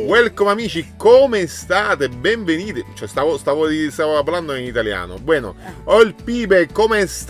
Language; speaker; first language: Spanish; non-native, learner; Italian